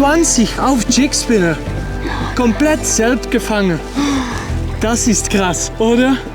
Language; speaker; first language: German; non-native, learner; Dutch